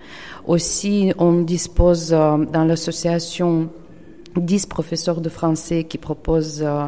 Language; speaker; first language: French; non-native, fluent; Ukrainian